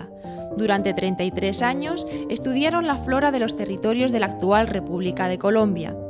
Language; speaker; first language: Spanish; native; Spanish